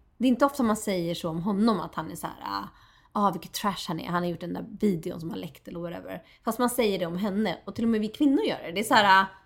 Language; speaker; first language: Swedish; native; Swedish